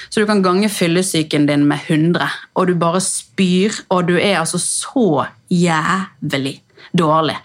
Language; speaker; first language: Norwegian; native; Norwegian